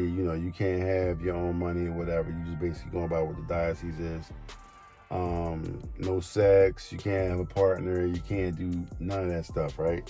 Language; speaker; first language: English; native; English